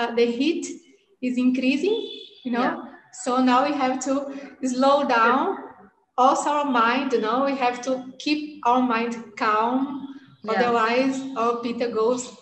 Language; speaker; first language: English; non-native, fluent; Portuguese